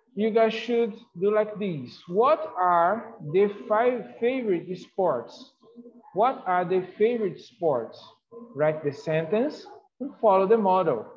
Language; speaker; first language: English; non-native, fluent; Portuguese